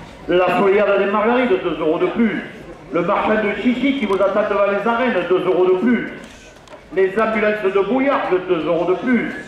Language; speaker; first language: French; native; French